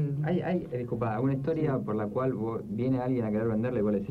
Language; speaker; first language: Spanish; native; Spanish